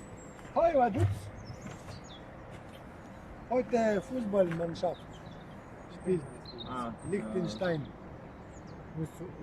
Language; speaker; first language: German; non-native, learner; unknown